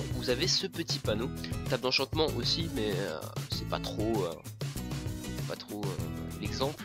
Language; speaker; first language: French; native; French